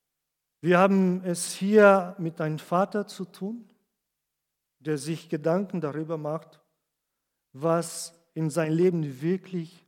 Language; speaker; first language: German; non-native, fluent; Portuguese